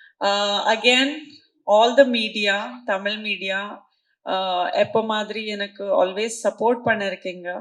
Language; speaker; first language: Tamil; non-native, local second language; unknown